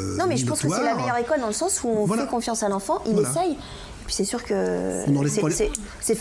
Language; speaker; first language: French; native; French